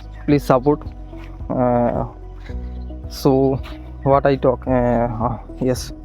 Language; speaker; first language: English; non-native, learner; Hindi